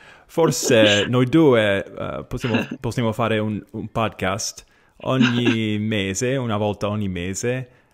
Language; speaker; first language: Italian; early bilingual, heritage; Italian